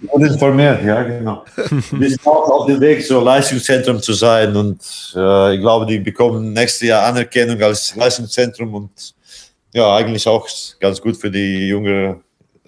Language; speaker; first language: German; non-native, fluent; Latvian